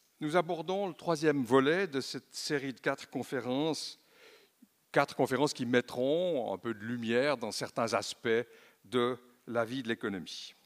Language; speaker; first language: French; native; French